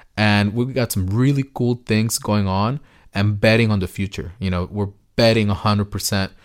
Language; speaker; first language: English; early bilingual, other home language; Spanish